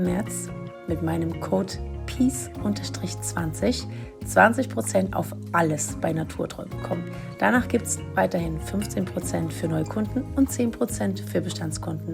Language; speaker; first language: German; native; German